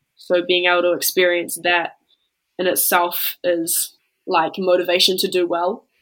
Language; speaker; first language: English; native; English